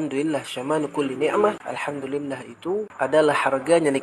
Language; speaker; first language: Malay; native; Malay